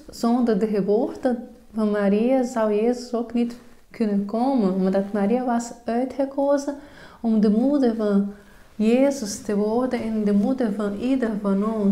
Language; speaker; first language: Dutch; non-native, fluent; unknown